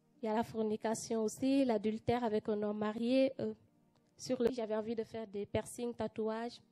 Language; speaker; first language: French; non-native, local second language; Wolof